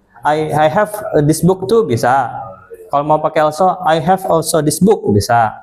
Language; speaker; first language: English; non-native, fluent; Indonesian